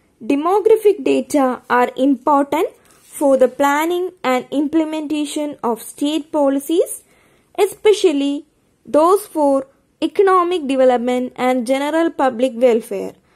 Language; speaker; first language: English; non-native, local second language; Malayalam